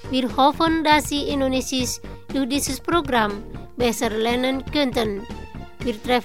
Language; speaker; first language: German; non-native, fluent; Indonesian